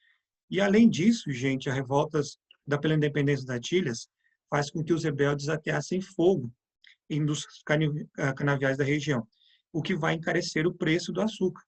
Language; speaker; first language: Portuguese; native; Portuguese